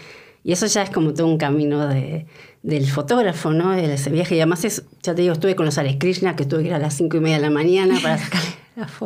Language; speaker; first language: Spanish; native; Spanish